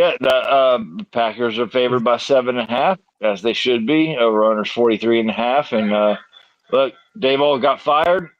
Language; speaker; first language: English; native; English